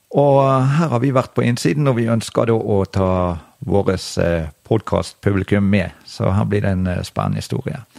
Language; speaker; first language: Norwegian; native; Norwegian